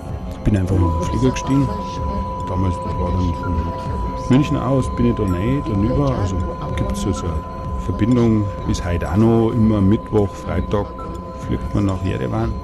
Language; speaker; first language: German; native; German